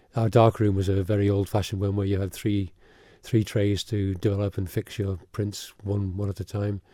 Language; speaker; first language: English; early bilingual, other home language; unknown